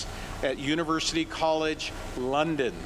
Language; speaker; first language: English; native; English